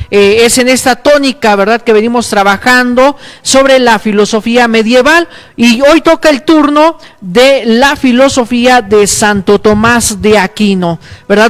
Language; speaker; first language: Spanish; native; Spanish